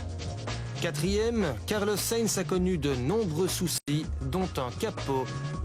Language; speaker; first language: French; native; French